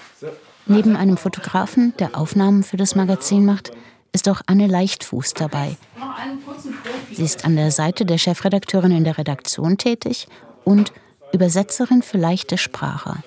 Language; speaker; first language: German; native; German